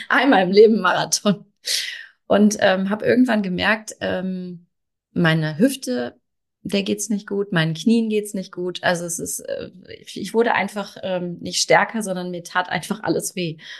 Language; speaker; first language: German; native; German